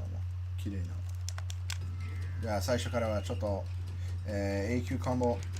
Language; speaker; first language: Japanese; non-native, learner; English